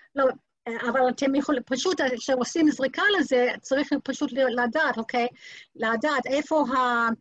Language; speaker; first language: Hebrew; native; Hebrew